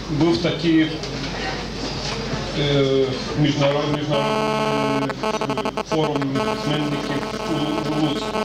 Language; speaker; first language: Ukrainian; non-native, learner; Lithuanian